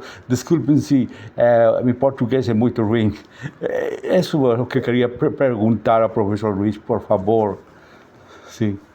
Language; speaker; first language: Portuguese; non-native, learner; Spanish